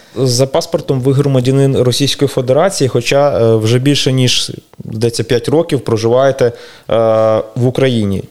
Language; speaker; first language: Ukrainian; native; Ukrainian